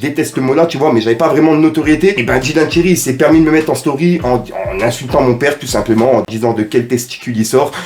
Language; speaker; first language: French; native; French